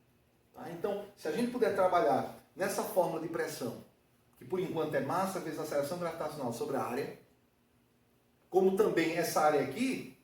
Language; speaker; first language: Portuguese; native; Portuguese